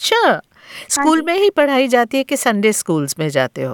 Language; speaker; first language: Hindi; native; Hindi